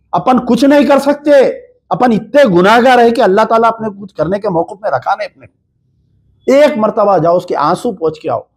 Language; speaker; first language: Urdu; native; Urdu